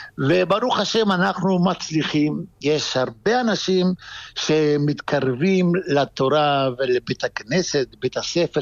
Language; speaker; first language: Hebrew; non-native, fluent; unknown